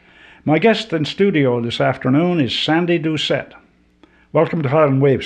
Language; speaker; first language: English; native; English